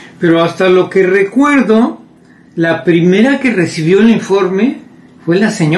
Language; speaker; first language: Spanish; native; Spanish